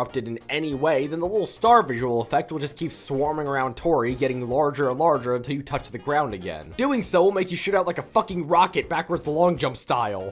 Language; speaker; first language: English; native; English